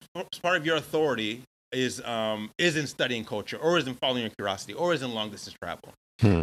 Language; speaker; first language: English; native; English